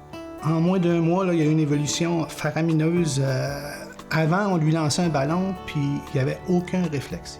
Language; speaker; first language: French; native; French